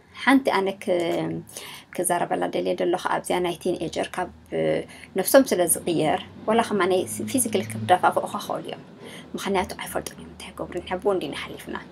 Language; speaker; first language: Tigrinya; native; Tigrinya